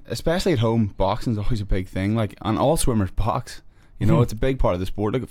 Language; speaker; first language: English; native; English